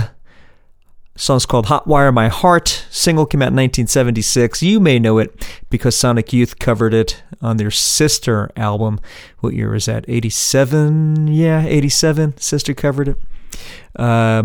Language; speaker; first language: English; native; English